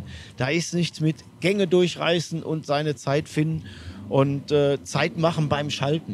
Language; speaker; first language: German; native; German